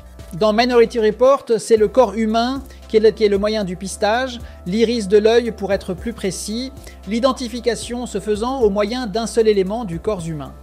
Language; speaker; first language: French; native; French